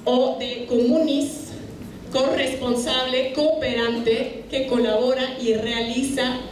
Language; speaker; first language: Spanish; non-native, fluent; German